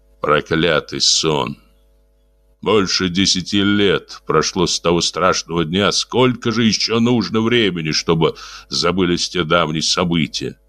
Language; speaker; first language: Russian; native; Russian